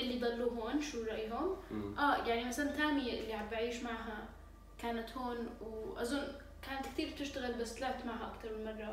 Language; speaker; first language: Arabic; native; Arabic